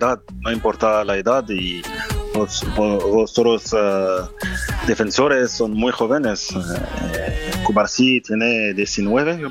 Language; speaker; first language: Spanish; non-native, fluent; French